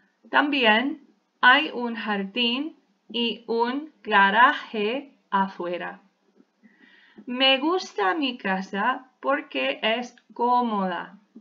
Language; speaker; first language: Spanish; non-native, fluent; English